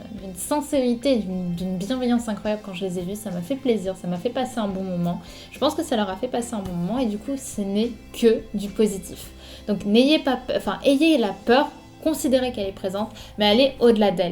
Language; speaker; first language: French; native; French